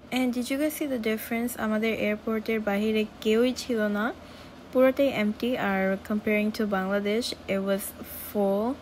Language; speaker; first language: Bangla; early bilingual, heritage; Bangla